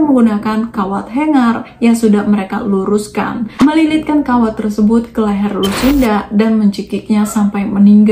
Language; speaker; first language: Indonesian; native; Indonesian